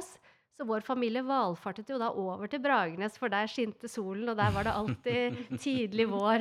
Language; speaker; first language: Norwegian; native; Norwegian